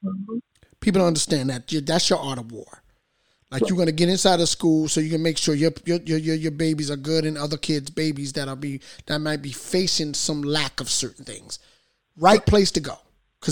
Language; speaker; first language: English; native; English